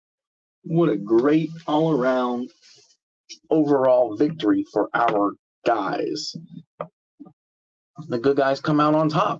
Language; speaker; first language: English; native; English